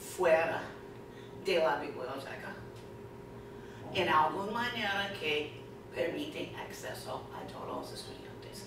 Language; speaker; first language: Spanish; non-native, fluent; English